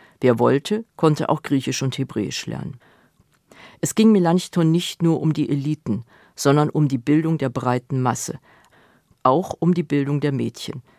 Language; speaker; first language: German; native; German